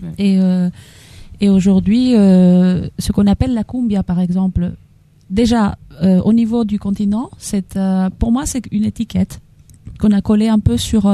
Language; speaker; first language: French; non-native, fluent; Spanish